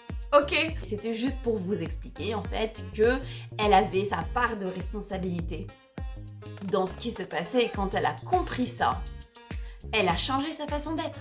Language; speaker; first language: French; native; French